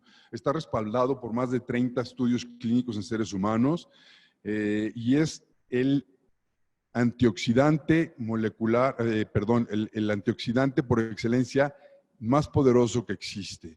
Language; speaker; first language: Spanish; native; Spanish